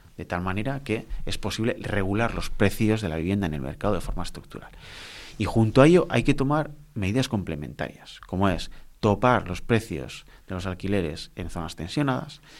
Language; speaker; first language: Spanish; non-native, local second language; Basque